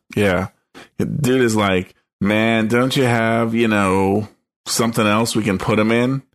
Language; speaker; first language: English; native; English